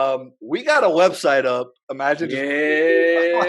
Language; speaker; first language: English; native; English